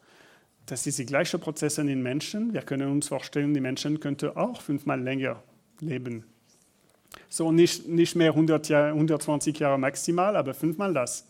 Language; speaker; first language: German; non-native, learner; French